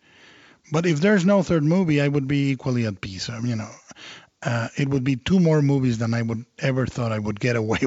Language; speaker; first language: English; non-native, fluent; Spanish